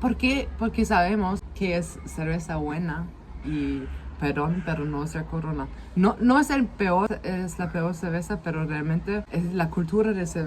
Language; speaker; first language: Spanish; non-native, fluent; German